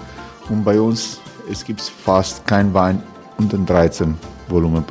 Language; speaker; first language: German; non-native, learner; Croatian